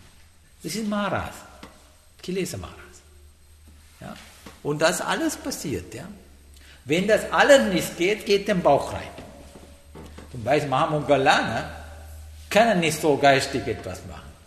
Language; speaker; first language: German; non-native, learner; Sinhala